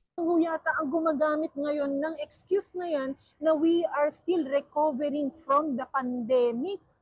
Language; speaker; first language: Filipino; native; Filipino